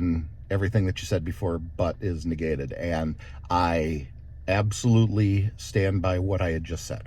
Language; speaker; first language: English; native; English